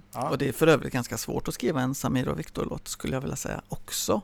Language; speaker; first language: Swedish; early bilingual, other home language; Spanish